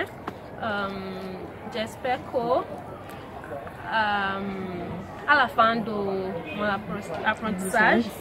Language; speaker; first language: French; non-native, learner; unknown